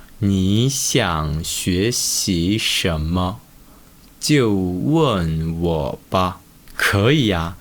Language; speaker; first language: Chinese; non-native, fluent; Korean